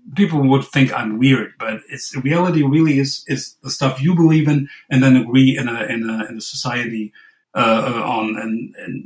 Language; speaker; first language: English; non-native, fluent; German